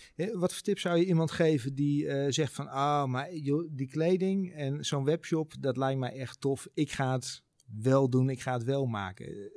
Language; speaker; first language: Dutch; native; Dutch